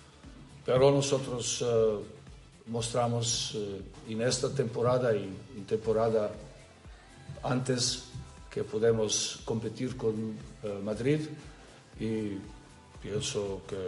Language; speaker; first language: Spanish; non-native, learner; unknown